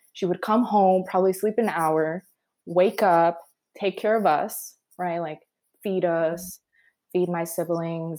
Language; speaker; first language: English; early bilingual, other home language; Spanish